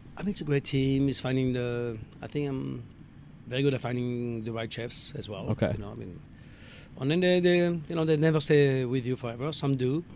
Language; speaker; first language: English; non-native, fluent; French